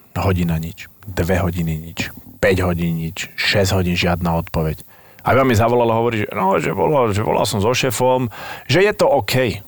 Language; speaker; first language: Slovak; native; Slovak